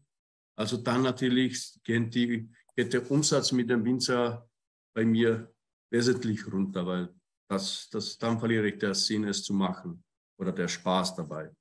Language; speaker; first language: German; non-native, fluent; Czech